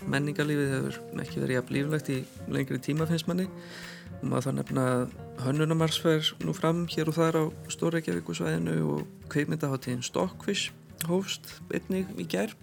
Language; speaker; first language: Icelandic; native; Icelandic